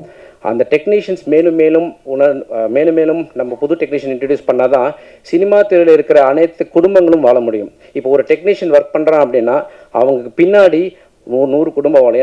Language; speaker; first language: Tamil; native; Tamil